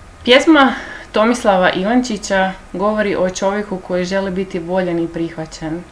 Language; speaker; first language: Croatian; native; Croatian